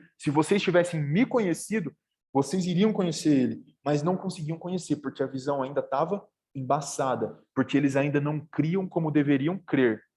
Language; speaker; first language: Portuguese; native; Portuguese